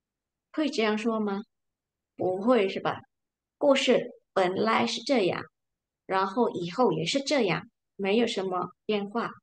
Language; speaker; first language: Chinese; non-native, fluent; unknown